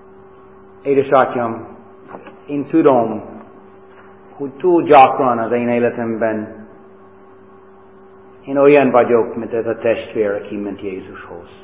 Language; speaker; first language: Hungarian; non-native, fluent; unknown